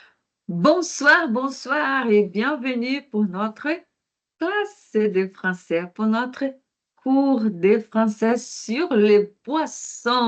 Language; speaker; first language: French; non-native, fluent; Portuguese